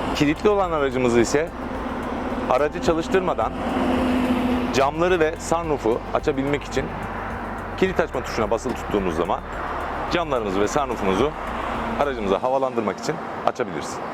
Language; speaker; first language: Turkish; native; Turkish